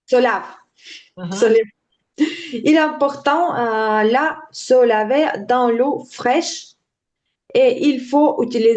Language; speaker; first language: French; non-native, learner; Ukrainian